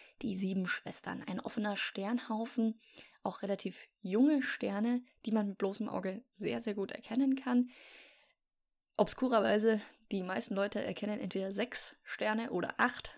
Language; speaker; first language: German; native; German